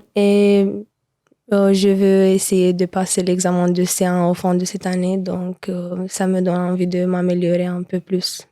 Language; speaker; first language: French; non-native, learner; Romanian